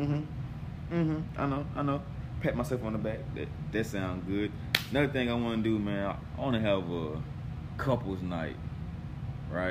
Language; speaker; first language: English; native; English